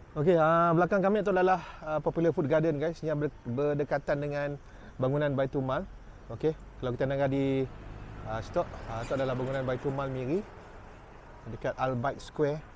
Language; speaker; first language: Malay; native; Malay